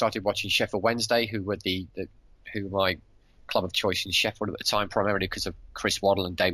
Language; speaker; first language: English; native; English